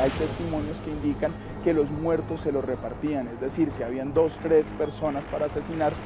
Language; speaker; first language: Spanish; native; Spanish